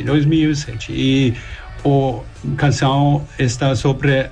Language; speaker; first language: Portuguese; non-native, learner; German